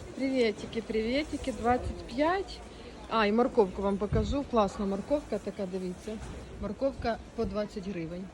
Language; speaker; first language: Ukrainian; native; Ukrainian